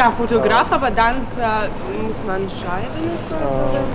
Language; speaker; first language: German; non-native, fluent; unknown